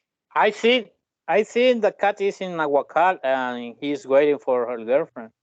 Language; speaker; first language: English; non-native, learner; Spanish